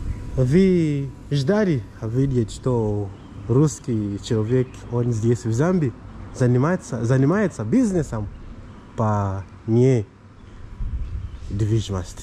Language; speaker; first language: Russian; non-native, learner; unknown